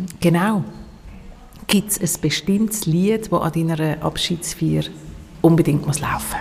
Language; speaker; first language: German; native; German